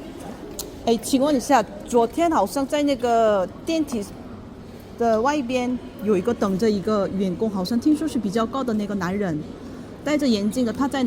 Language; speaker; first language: Chinese; non-native, fluent; Korean